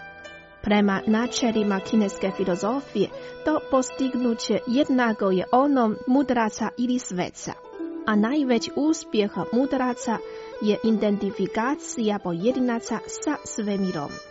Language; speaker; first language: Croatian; non-native, fluent; Chinese